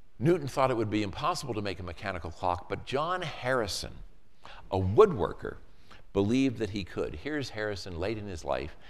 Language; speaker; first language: English; native; English